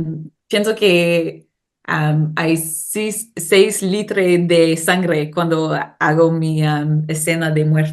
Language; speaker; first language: Spanish; non-native, learner; English